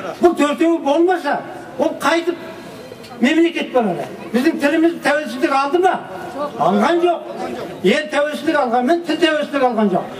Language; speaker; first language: Kazakh; early bilingual, heritage; Kazakh